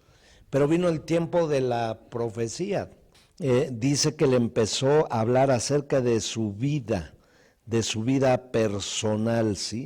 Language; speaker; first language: Spanish; native; Spanish